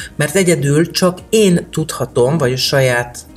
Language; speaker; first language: Hungarian; native; Hungarian